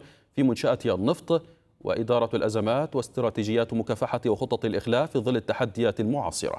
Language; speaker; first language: Arabic; native; Arabic